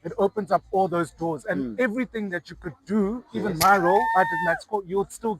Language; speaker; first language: English; non-native, local second language; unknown